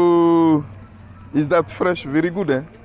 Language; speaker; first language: English; non-native, fluent; French